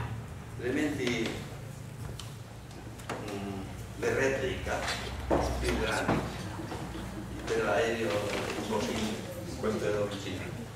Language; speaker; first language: Italian; non-native, learner; Spanish